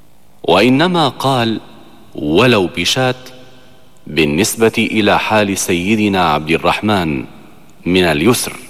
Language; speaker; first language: Arabic; native; Arabic